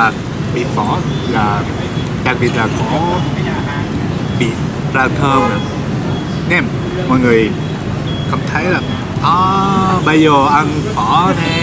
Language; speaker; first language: Vietnamese; non-native, learner; Japanese